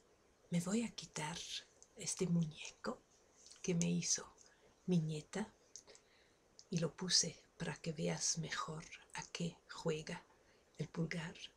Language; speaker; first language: Spanish; non-native, fluent; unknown